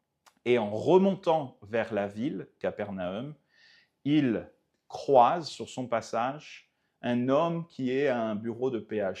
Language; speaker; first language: French; native; French